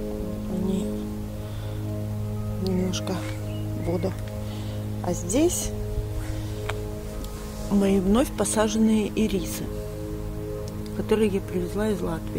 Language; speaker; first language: Russian; native; Russian